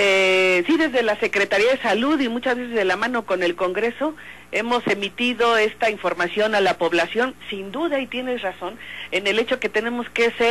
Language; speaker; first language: Spanish; native; Spanish